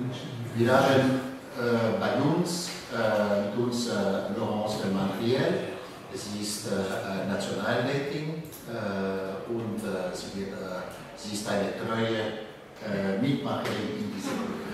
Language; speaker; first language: German; non-native, local second language; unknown